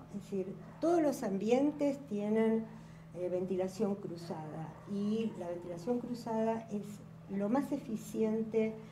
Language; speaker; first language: Spanish; native; Spanish